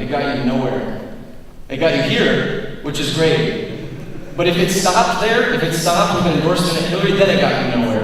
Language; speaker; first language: English; native; English